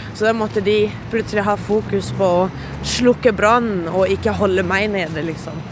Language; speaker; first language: Norwegian; early bilingual, other home language; Portuguese